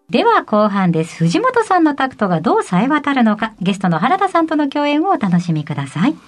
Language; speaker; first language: Japanese; native; Japanese